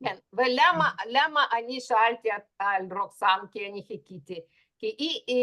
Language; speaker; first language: Hebrew; non-native, fluent; Russian